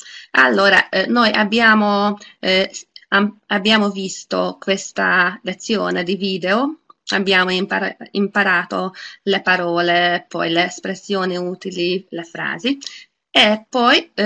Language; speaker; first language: Italian; non-native, fluent; Hungarian